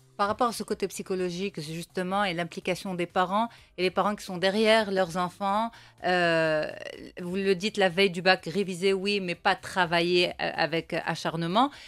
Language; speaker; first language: French; non-native, local second language; Arabic